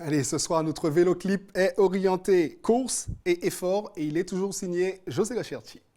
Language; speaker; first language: French; native; French